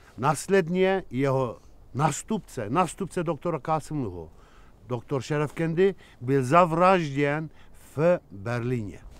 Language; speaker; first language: Czech; non-native, fluent; Kurdish